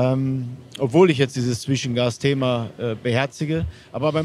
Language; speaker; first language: German; native; German